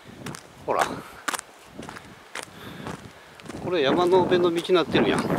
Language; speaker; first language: Japanese; native; Japanese